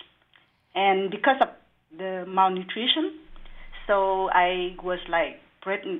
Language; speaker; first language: English; non-native, learner; Vietnamese